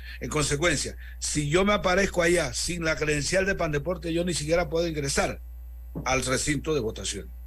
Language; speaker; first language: Spanish; native; Spanish